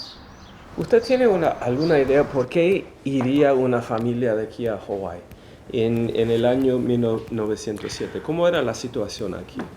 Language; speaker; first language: Spanish; non-native, fluent; English